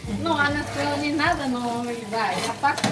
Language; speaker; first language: Russian; non-native, learner; Vietnamese